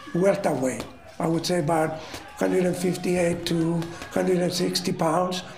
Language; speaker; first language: English; non-native, fluent; Greek